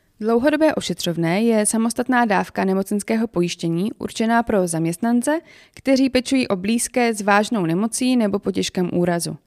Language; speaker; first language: Czech; native; Czech